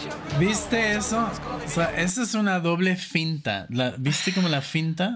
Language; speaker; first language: Spanish; non-native, fluent; German